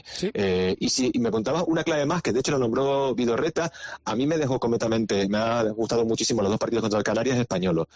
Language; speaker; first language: Spanish; native; Spanish